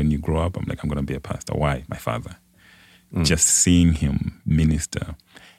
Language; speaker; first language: English; non-native, local second language; Nyanja